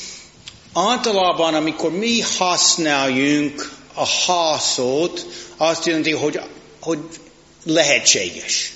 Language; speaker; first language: Hungarian; non-native, fluent; English